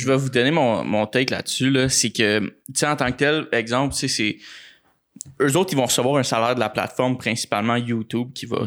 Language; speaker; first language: French; native; French